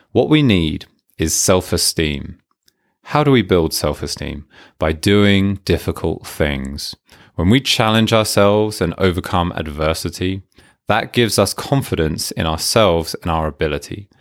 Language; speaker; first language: English; native; English